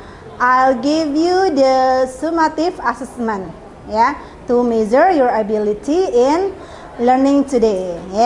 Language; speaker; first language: English; non-native, fluent; Indonesian